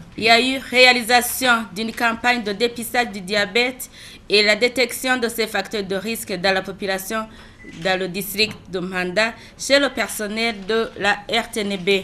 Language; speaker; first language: French; non-native, local second language; Rundi